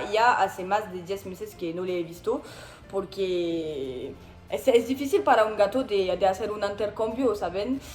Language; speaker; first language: Spanish; non-native, learner; French